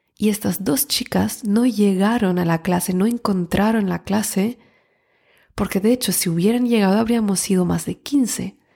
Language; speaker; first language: Spanish; non-native, fluent; French